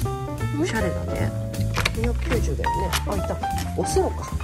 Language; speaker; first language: Japanese; native; Japanese